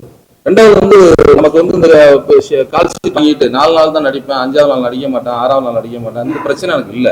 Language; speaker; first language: Tamil; native; Tamil